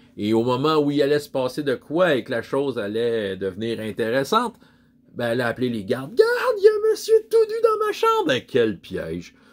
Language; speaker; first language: French; native; French